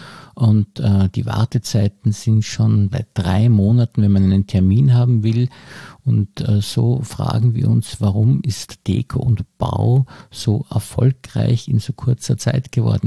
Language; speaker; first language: German; native; German